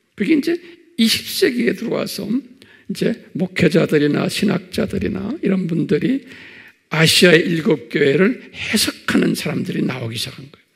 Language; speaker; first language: Korean; native; Korean